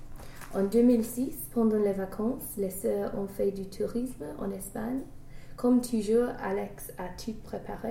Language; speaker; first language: French; non-native, learner; English